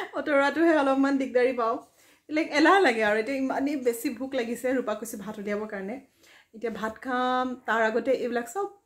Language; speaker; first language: Assamese; native; Assamese